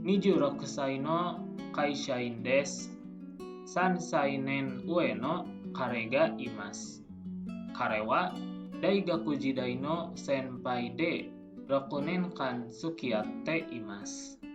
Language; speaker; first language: Japanese; non-native, learner; Indonesian